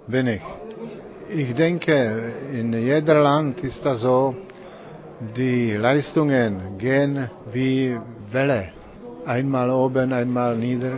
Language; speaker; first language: German; non-native, learner; Czech